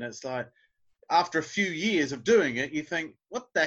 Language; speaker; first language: English; native; English